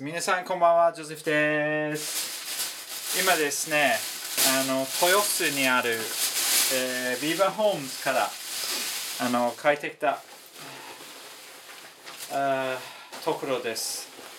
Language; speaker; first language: Japanese; non-native, learner; English